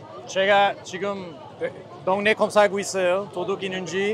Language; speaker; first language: Korean; non-native, fluent; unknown